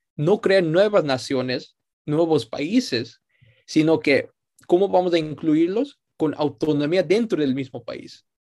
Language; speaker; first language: Spanish; early bilingual, heritage; Spanish